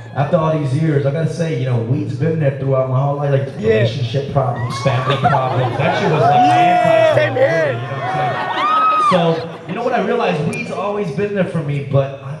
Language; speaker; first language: English; native; English